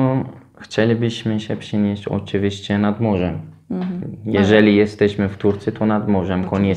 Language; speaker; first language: Polish; non-native, fluent; Turkish